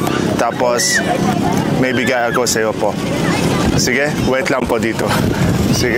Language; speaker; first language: Filipino; non-native, learner; Arabic